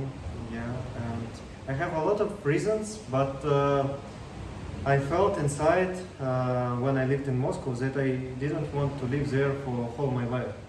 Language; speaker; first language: English; non-native, learner; Russian